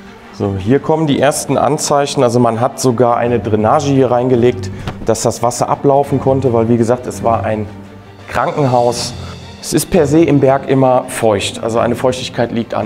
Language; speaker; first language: German; native; German